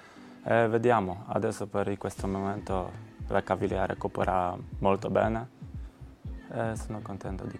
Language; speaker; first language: Italian; non-native, learner; Polish